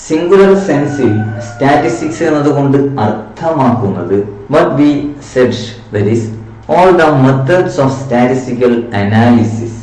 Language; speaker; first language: English; non-native, local second language; Malayalam